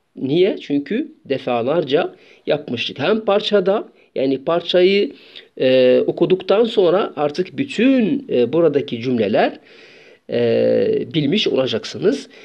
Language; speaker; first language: Turkish; non-native, fluent; Arabic